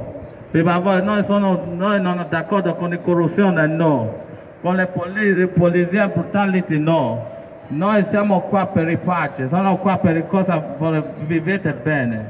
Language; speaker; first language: Italian; non-native, learner; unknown